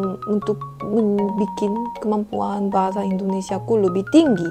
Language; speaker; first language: Indonesian; non-native, fluent; Korean